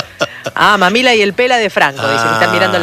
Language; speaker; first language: Spanish; native; Spanish